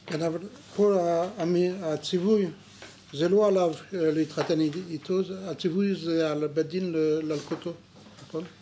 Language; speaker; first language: Hebrew; non-native, fluent; French